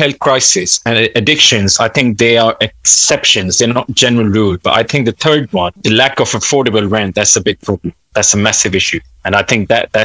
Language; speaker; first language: English; non-native, local second language; Urdu